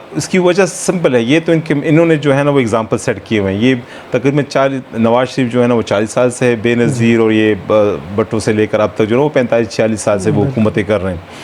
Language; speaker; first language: Urdu; non-native, local second language; Pashto